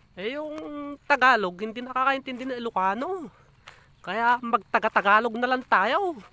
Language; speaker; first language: Filipino; non-native, local second language; Iloko